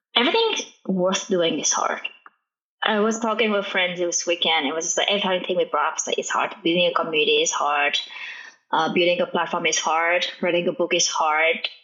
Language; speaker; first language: English; non-native, fluent; Vietnamese